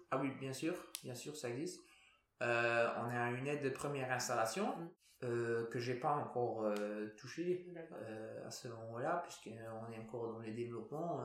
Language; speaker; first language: French; non-native, local second language; Luxembourgish